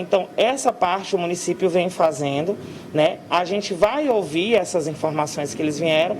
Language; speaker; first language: Portuguese; native; Portuguese